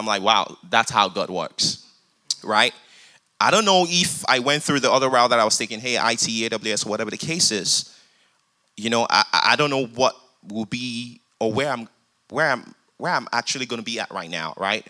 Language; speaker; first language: English; non-native, local second language; Yoruba